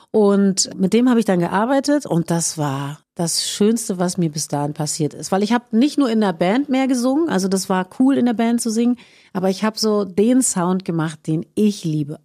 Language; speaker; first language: German; native; German